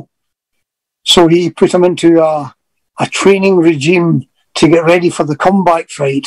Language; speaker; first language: English; native; English